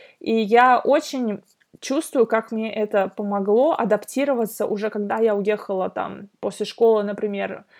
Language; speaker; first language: Russian; native; Russian